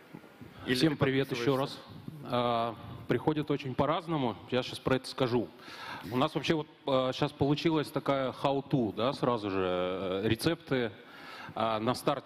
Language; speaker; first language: Russian; native; Russian